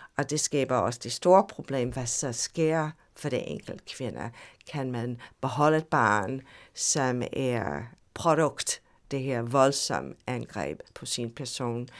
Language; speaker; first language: Danish; non-native, fluent; English